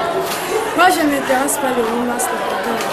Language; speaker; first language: French; non-native, local second language; Lingala